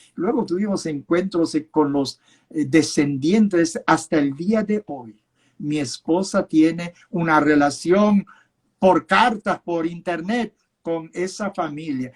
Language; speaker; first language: Spanish; early bilingual, other home language; Yiddish